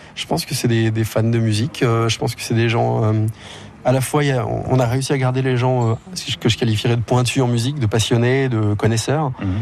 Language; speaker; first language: French; native; French